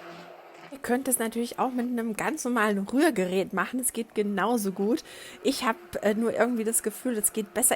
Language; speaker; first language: German; native; German